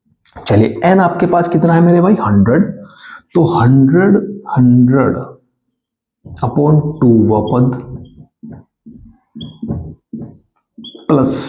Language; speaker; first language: Hindi; native; Hindi